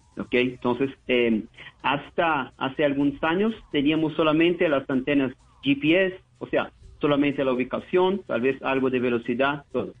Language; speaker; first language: Spanish; non-native, fluent; Portuguese